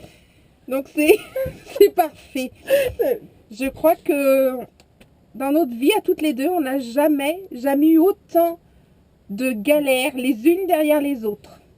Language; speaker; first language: French; native; French